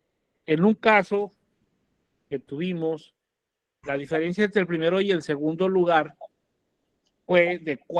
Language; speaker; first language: Spanish; native; Spanish